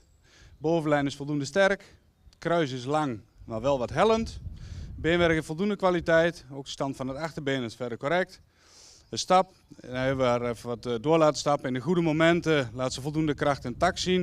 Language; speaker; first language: Dutch; native; Dutch